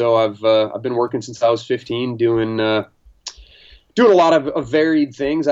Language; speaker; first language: English; native; English